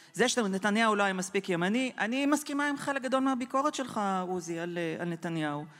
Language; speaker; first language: Hebrew; native; Hebrew